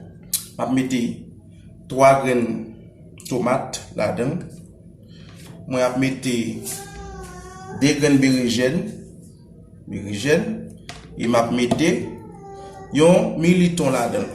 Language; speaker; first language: French; non-native, local second language; Haitian Creole